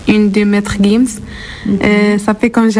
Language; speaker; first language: French; non-native, learner; Arabic